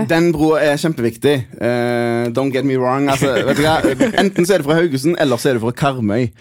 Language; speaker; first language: Norwegian; early bilingual, other home language; Hindi